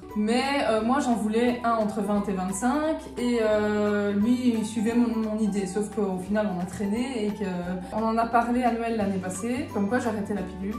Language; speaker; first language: French; native; French